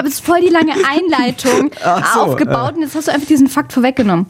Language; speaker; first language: German; native; German